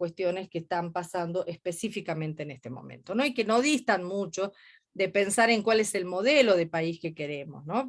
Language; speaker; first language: Spanish; native; Spanish